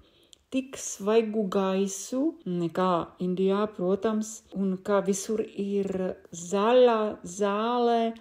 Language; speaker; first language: Latvian; non-native, fluent; Czech